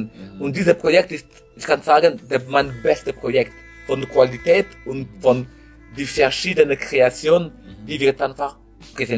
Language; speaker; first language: German; non-native, learner; French